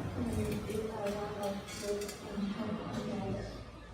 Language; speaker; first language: English; non-native, learner; Chinese